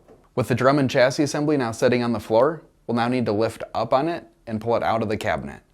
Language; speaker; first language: English; native; English